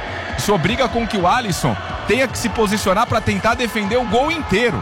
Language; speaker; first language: Portuguese; native; Portuguese